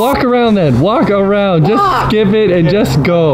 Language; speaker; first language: English; native; English